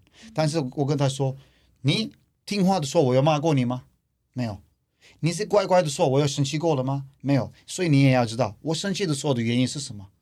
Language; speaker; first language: Chinese; non-native, fluent; Turkish